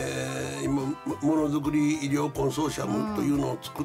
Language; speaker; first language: Japanese; native; Japanese